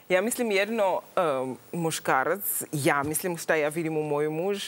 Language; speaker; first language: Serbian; non-native, learner; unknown